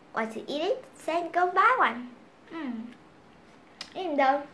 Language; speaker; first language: English; non-native, learner; Vietnamese